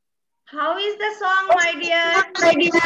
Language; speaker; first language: English; non-native, learner; Bangla